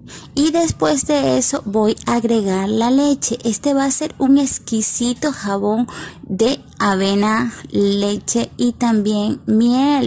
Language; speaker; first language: Spanish; native; Spanish